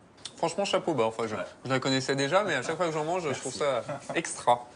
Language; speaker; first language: French; native; French